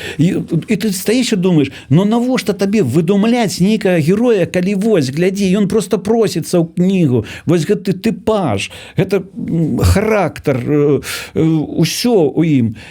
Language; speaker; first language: Belarusian; native; Belarusian